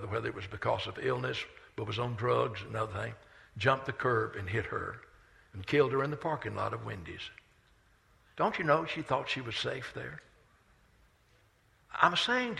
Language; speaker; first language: English; native; English